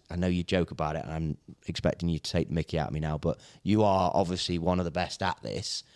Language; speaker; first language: English; native; English